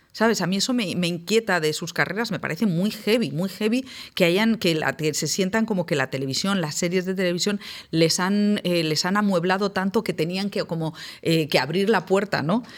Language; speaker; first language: Spanish; native; Spanish